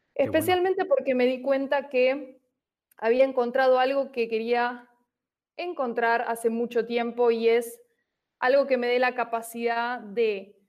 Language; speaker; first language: Spanish; native; Spanish